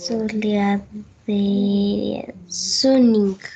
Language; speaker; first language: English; non-native, learner; Spanish